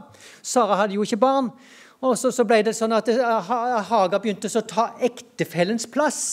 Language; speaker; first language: Norwegian; native; Norwegian